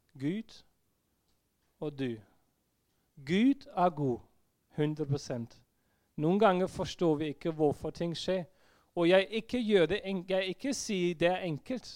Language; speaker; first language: Norwegian; non-native, fluent; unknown